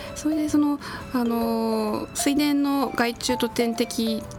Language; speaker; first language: Japanese; native; Japanese